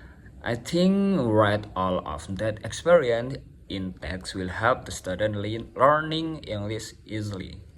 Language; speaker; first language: English; non-native, learner; Indonesian